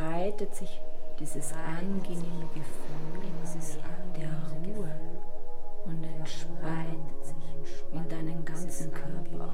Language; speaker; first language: German; native; German